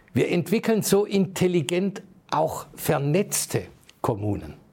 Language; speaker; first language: German; native; German